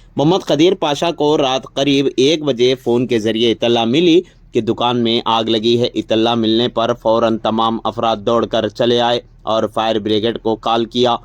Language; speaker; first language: Urdu; native; Urdu